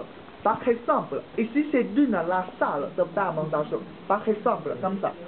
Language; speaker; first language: French; non-native, learner; Chinese